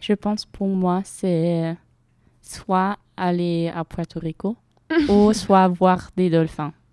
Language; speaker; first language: French; non-native, fluent; German